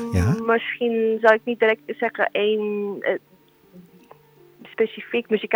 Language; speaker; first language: Dutch; non-native, fluent; Serbian